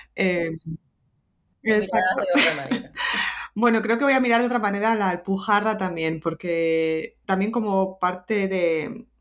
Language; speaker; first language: Spanish; native; Spanish